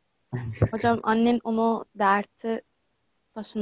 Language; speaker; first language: Turkish; non-native, learner; Arabic